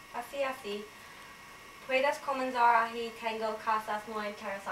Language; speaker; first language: Spanish; non-native, learner; English